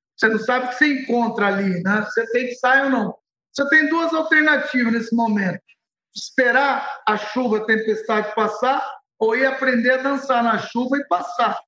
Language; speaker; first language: Portuguese; early bilingual, other home language; Arabic